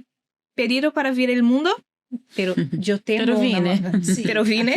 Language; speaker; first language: Spanish; non-native, learner; Portuguese